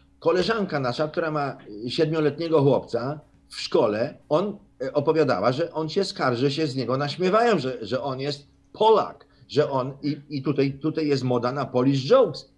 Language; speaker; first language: Polish; native; Polish